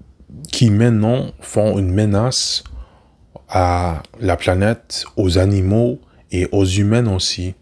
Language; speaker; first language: French; non-native, learner; English